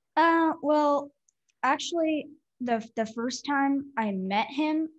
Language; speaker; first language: English; native; English